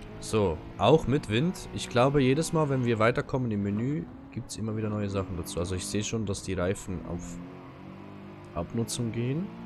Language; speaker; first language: German; native; German